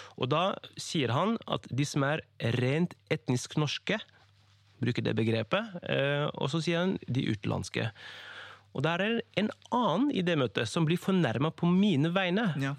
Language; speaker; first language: Norwegian; early bilingual, other home language; Kurdish